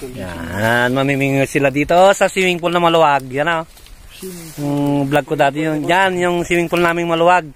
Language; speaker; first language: Filipino; non-native, local second language; Pangasinan